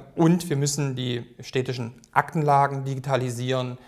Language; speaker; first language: German; native; German